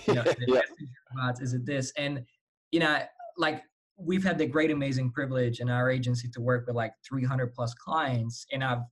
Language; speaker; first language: English; non-native, fluent; Slovak